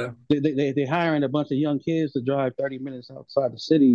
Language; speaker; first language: English; native; English